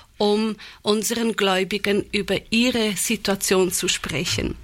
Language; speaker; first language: German; native; German